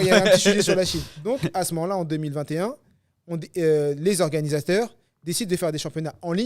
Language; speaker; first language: French; native; French